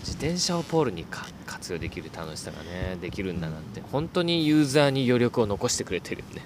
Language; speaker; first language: Japanese; native; Japanese